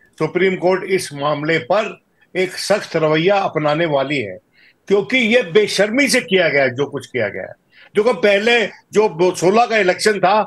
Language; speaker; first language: Hindi; native; Hindi